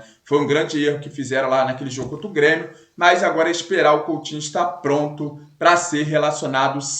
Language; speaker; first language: Portuguese; native; Portuguese